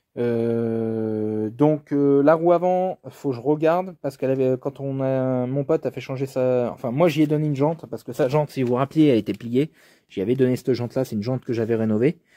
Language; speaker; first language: French; native; French